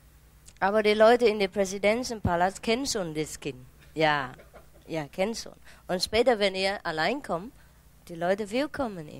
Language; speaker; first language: German; non-native, learner; Vietnamese